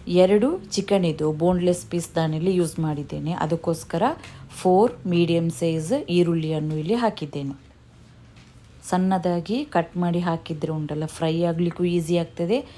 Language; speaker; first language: Kannada; non-native, local second language; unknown